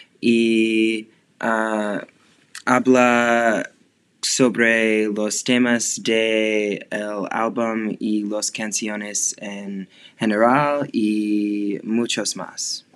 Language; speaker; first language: Spanish; non-native, learner; English